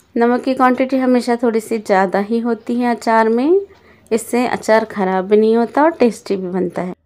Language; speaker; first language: Hindi; native; Hindi